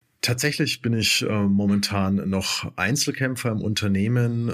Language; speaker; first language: German; native; German